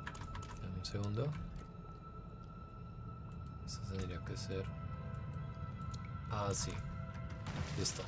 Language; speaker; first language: Spanish; native; Spanish